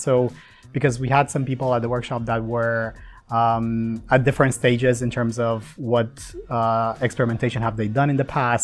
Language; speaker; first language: English; non-native, fluent; Romanian